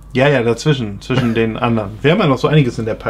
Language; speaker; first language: German; native; German